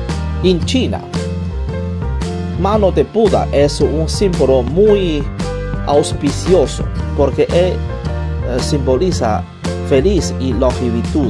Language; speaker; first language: Spanish; non-native, learner; Chinese